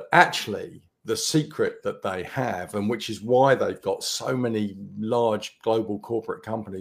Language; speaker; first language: English; native; English